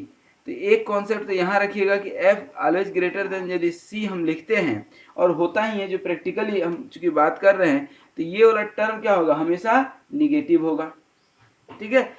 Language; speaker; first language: Hindi; native; Hindi